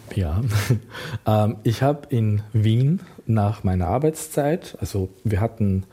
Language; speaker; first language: German; native; German